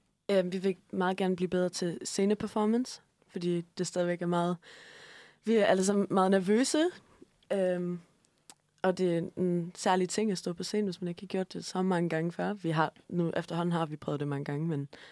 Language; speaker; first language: Danish; early bilingual, other home language; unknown